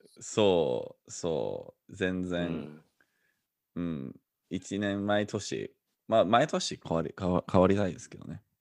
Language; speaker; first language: Japanese; non-native, fluent; English